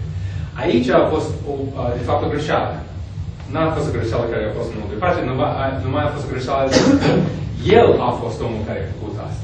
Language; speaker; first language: Romanian; non-native, fluent; English